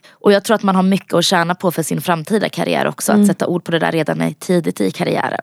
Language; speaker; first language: Swedish; early bilingual, other home language; Bosnian